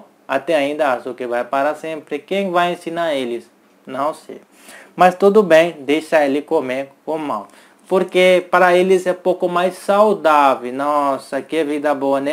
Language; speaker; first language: Portuguese; non-native, learner; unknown